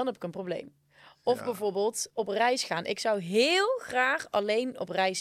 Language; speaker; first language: Dutch; native; Dutch